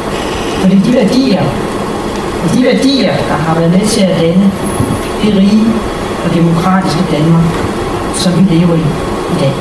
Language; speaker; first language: Danish; native; Danish